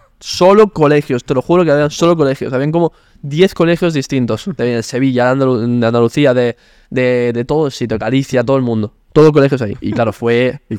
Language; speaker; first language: Spanish; early bilingual, other home language; Italian